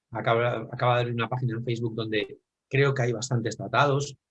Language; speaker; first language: Spanish; native; Spanish